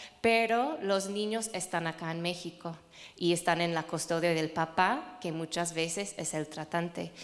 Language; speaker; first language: Spanish; non-native, fluent; English